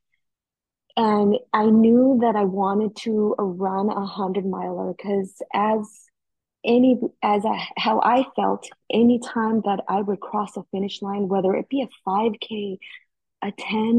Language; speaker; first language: English; native; English